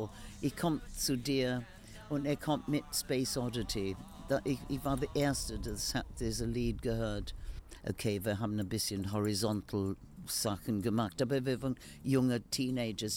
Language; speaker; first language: German; non-native, fluent; English